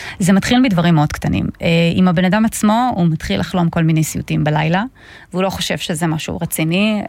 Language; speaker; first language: Hebrew; non-native, fluent; Russian